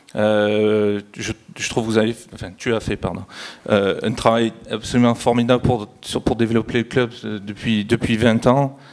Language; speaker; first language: French; native; French